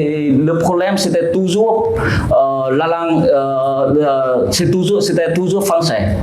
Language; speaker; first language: French; non-native, fluent; Vietnamese